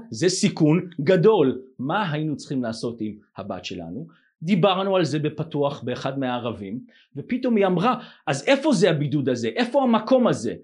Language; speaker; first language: Hebrew; non-native, fluent; English